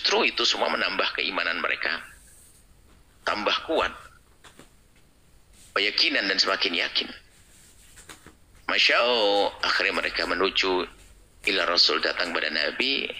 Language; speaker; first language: Indonesian; native; Indonesian